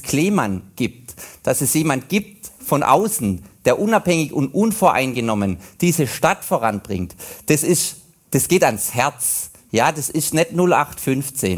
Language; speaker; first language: German; native; German